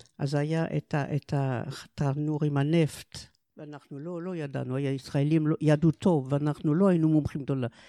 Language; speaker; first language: Hebrew; non-native, fluent; French